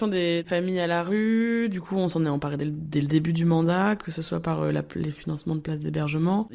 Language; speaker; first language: French; native; French